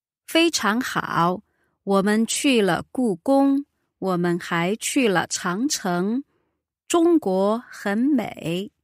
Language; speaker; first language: Chinese; native; Chinese